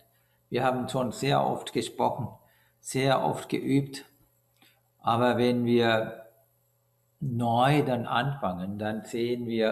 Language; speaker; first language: German; non-native, learner; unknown